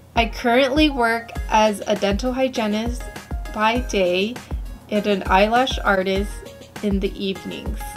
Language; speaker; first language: English; native; English